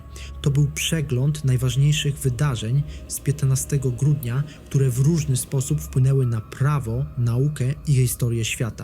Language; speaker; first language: Polish; native; Polish